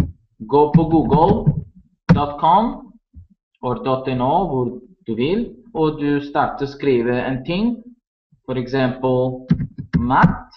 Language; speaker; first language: Norwegian; non-native, learner; Italian